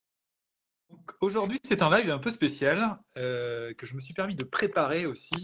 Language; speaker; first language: French; native; French